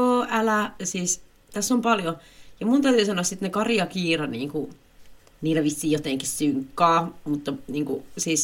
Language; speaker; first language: Finnish; native; Finnish